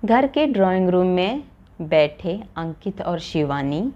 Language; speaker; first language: Hindi; non-native, local second language; Malayalam